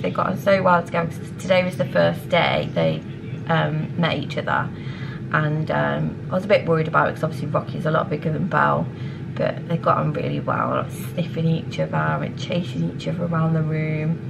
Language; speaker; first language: English; native; English